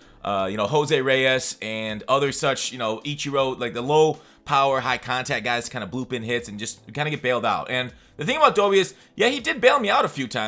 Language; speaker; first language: English; native; English